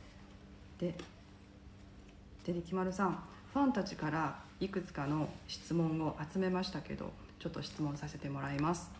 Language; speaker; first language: Japanese; non-native, fluent; Chinese